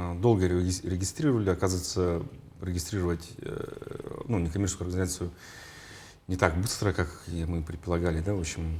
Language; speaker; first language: Russian; non-native, local second language; Yakut